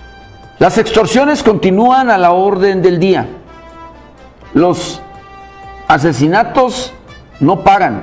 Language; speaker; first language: Spanish; native; Spanish